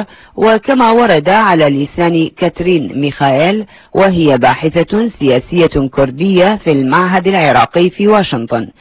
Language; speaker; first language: Arabic; native; Arabic